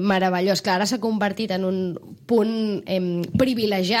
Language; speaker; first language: Catalan; native; Catalan